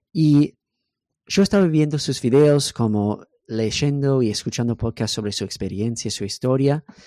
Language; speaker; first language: Spanish; non-native, fluent; English